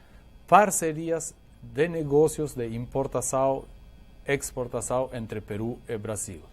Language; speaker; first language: Portuguese; non-native, learner; Spanish